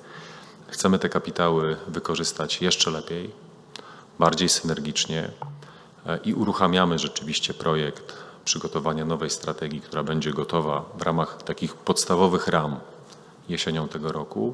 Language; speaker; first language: Polish; native; Polish